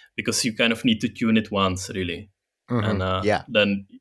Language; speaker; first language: English; non-native, fluent; Czech